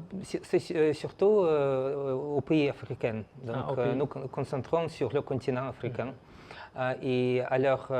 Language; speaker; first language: French; non-native, fluent; Russian